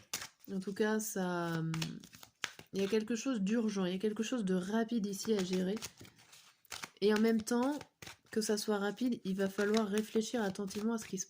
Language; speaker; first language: French; native; French